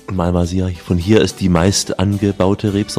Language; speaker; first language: German; native; German